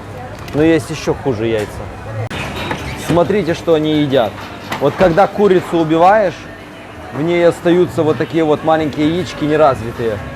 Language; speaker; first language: Russian; native; Russian